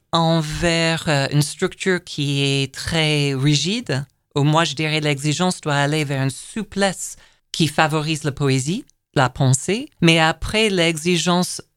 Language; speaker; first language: French; non-native, fluent; English